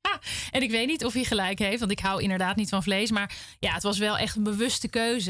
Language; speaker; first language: Dutch; native; Dutch